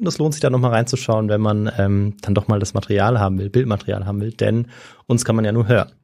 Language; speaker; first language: German; native; German